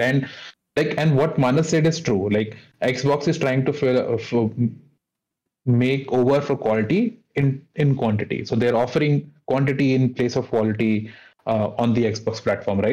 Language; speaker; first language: English; non-native, local second language; Hindi